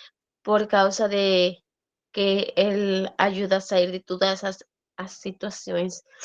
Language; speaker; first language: Portuguese; non-native, fluent; Spanish